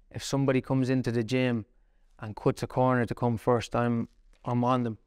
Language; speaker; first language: English; native; English